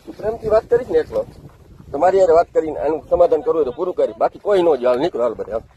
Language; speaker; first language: Gujarati; native; Gujarati